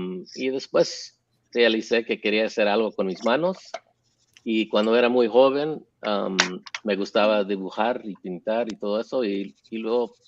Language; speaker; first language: Spanish; early bilingual, heritage; English